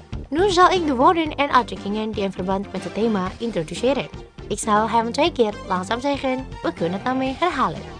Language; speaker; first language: Dutch; non-native, fluent; Indonesian